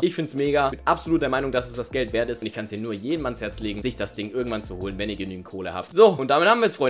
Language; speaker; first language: German; native; German